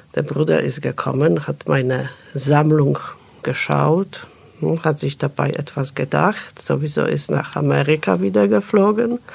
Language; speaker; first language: German; non-native, fluent; Polish